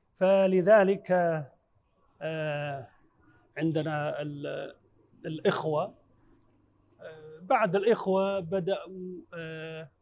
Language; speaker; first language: Arabic; non-native, fluent; Chinese